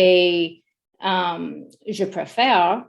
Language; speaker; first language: French; non-native, learner; English